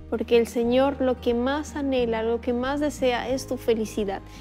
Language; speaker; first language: Spanish; native; Spanish